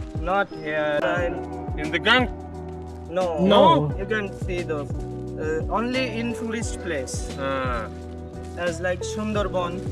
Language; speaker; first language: English; non-native, learner; Bangla